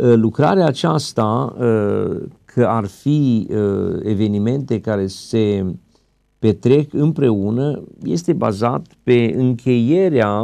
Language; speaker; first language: Romanian; native; Romanian